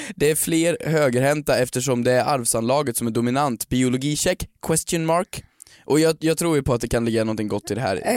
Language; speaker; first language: Swedish; native; Swedish